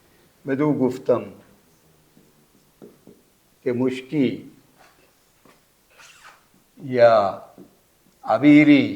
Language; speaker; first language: Persian; non-native, fluent; Urdu